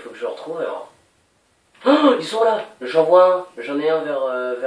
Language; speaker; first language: French; native; French